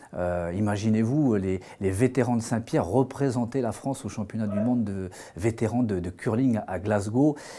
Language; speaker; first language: French; native; French